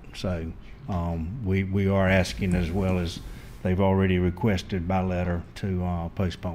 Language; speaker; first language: English; native; English